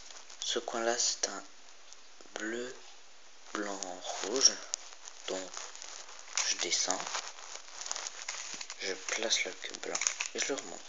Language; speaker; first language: French; native; French